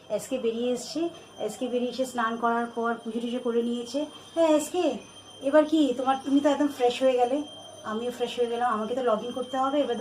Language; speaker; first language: Bangla; non-native, local second language; Nepali